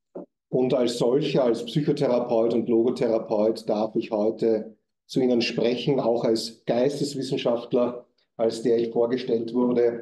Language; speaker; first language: German; native; German